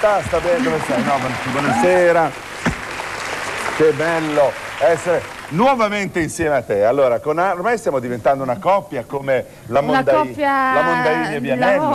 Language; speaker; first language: Italian; native; Italian